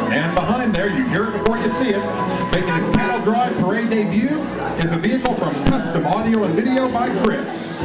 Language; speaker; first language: English; native; English